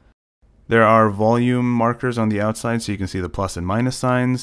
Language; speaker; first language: English; native; English